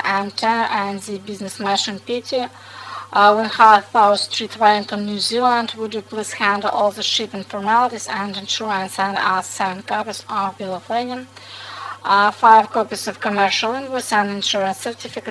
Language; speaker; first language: English; non-native, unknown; Russian